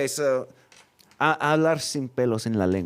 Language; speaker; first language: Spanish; non-native, fluent; English